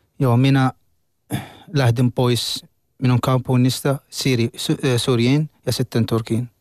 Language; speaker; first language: Finnish; non-native, learner; Arabic